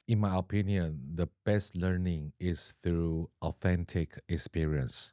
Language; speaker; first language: English; non-native, learner; Chinese